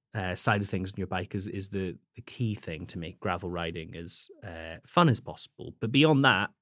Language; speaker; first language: English; native; English